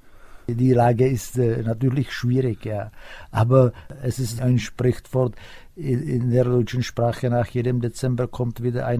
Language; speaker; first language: German; non-native, fluent; Czech